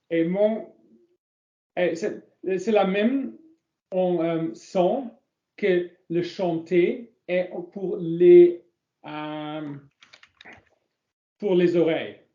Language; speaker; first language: French; non-native, learner; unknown